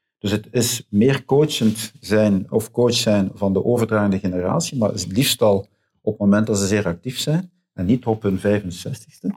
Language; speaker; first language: Dutch; native; Dutch